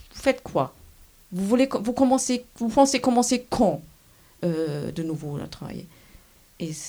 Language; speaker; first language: French; non-native, fluent; German